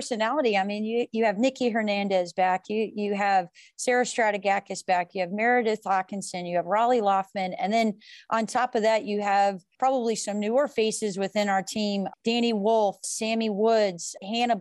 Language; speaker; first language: English; native; English